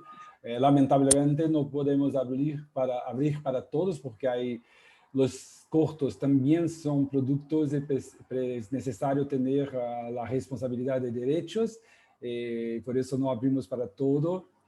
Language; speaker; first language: Spanish; non-native, fluent; Portuguese